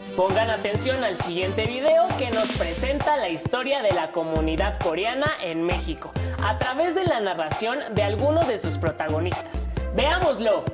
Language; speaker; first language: Spanish; native; Spanish